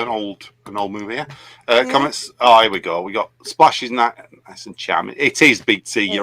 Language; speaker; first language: English; native; English